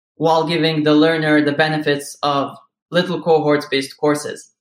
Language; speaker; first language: English; non-native, fluent; Arabic